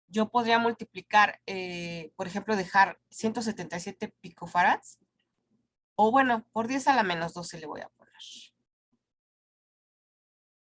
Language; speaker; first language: Spanish; native; Spanish